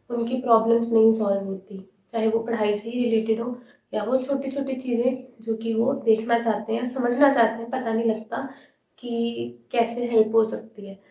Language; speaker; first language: Hindi; native; Hindi